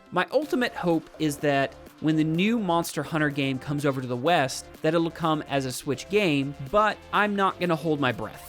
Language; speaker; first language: English; native; English